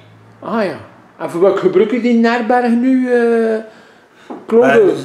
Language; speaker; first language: Dutch; native; Dutch